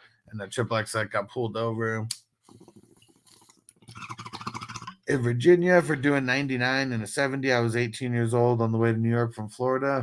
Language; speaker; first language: English; native; English